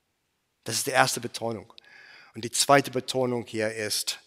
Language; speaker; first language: German; non-native, fluent; English